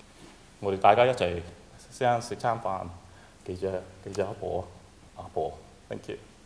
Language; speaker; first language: Cantonese; early bilingual, heritage; Cantonese